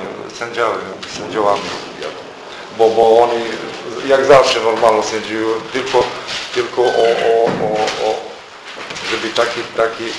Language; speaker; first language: Polish; non-native, fluent; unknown